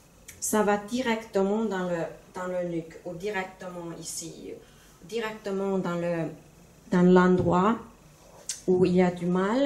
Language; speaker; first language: French; non-native, fluent; Finnish